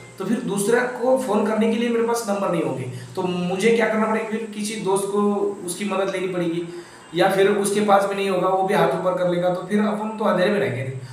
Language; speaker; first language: Hindi; non-native, local second language; Marathi